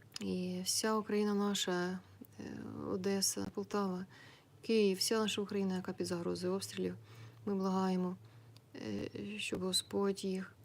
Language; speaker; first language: Ukrainian; native; Ukrainian